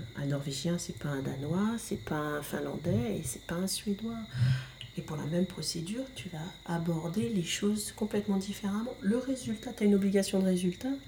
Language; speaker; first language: French; native; French